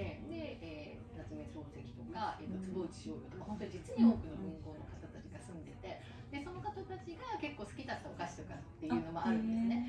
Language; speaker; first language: Japanese; native; Japanese